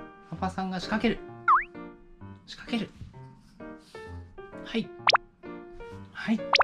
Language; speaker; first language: Japanese; native; Japanese